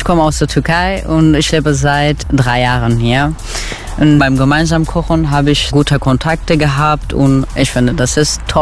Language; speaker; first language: German; non-native, learner; Turkish